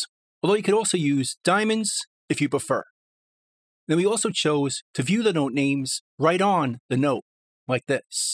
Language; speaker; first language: English; native; English